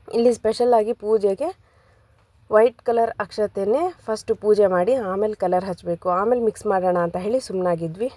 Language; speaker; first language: Kannada; non-native, local second language; Lambadi